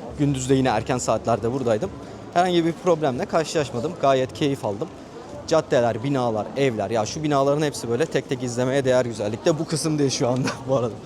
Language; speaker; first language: Turkish; native; Turkish